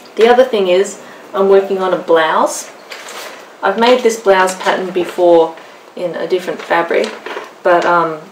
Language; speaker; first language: English; native; English